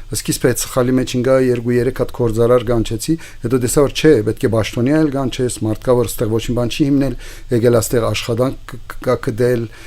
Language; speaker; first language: Armenian; early bilingual, heritage; Armenian